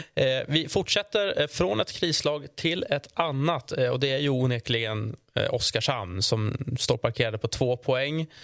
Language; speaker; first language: Swedish; native; Swedish